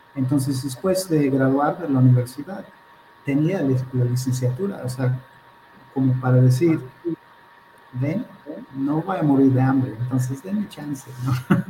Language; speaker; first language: Spanish; non-native, fluent; Hebrew